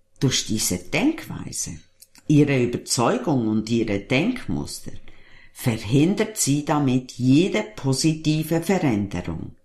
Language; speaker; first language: German; native; German